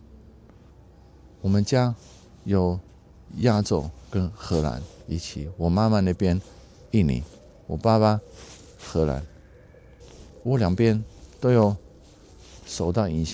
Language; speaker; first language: Chinese; non-native, fluent; Dutch